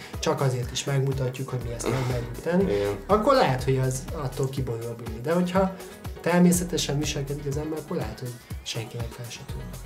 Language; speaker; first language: Hungarian; native; Hungarian